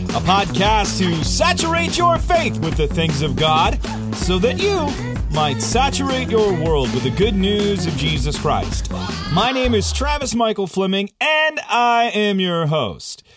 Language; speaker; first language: English; native; English